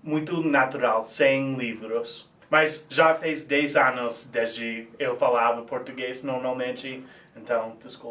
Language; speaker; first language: Portuguese; non-native, fluent; English